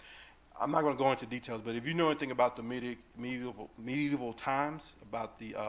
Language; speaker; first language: English; native; English